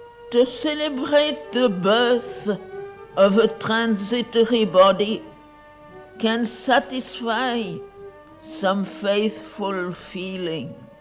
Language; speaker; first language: English; non-native, fluent; French